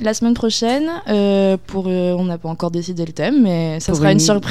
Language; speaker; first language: French; native; French